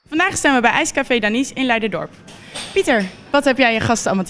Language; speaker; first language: Dutch; native; Dutch